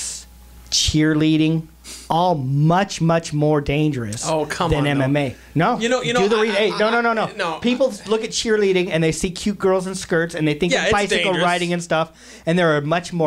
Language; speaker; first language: English; native; English